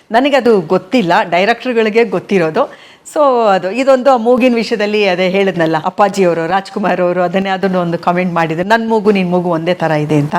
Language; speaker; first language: Kannada; native; Kannada